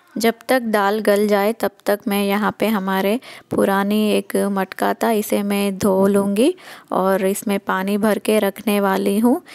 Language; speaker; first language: Hindi; non-native, local second language; Telugu